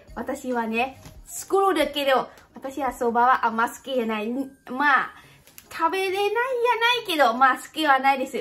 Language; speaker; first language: Japanese; non-native, learner; Lao